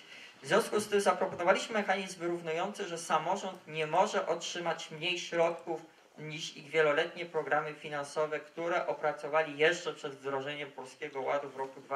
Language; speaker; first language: Polish; native; Polish